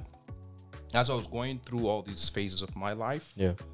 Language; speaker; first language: English; non-native, fluent; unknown